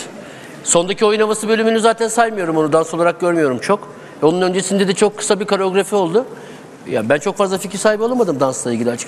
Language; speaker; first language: Turkish; native; Turkish